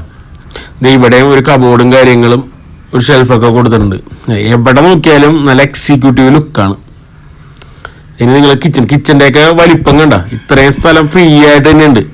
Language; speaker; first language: Malayalam; native; Malayalam